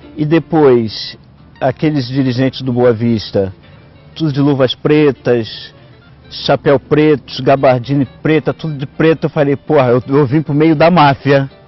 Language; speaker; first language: Portuguese; native; Portuguese